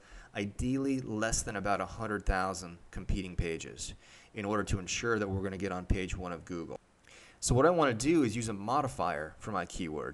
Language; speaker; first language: English; native; English